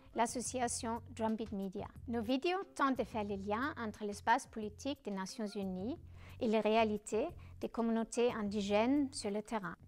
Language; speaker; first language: French; non-native, fluent; Danish